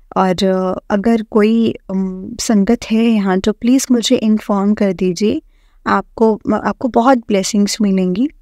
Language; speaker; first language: Hindi; non-native, local second language; Marathi